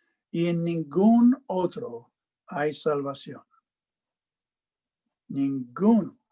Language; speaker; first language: Spanish; non-native, fluent; English